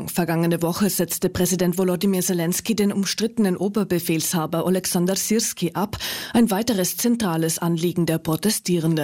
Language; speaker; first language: German; native; German